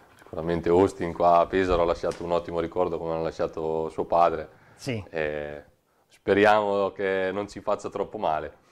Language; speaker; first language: Italian; native; Italian